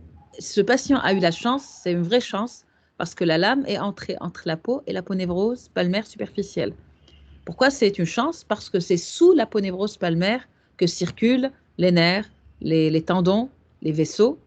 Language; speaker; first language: French; non-native, local second language; Arabic